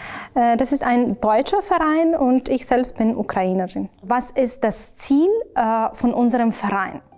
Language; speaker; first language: German; non-native, fluent; Ukrainian